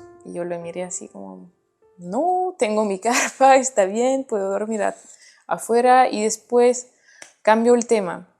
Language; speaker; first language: Spanish; non-native, fluent; French